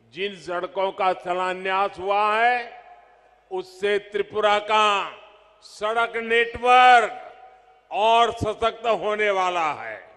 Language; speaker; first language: Hindi; non-native, local second language; Gujarati